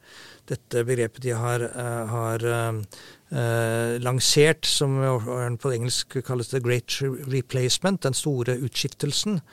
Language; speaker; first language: Norwegian; native; Norwegian